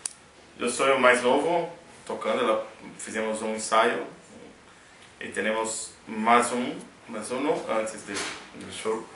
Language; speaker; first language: Spanish; non-native, learner; Portuguese